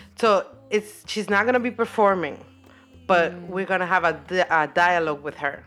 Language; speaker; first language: English; non-native, fluent; Spanish